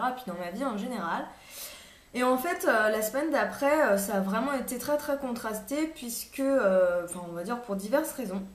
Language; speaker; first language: French; native; French